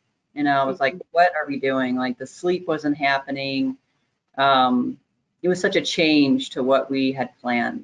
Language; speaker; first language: English; native; English